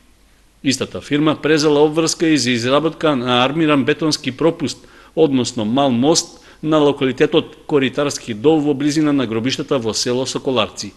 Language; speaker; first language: Macedonian; native; Macedonian